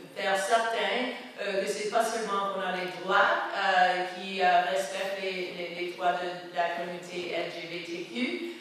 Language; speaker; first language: French; non-native, learner; English